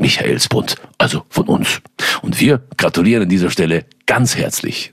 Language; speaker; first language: German; native; German